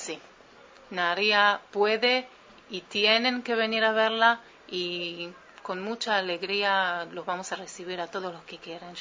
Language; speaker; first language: Spanish; early bilingual, heritage; Spanish